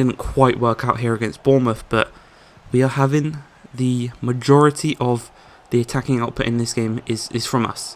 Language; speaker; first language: English; native; English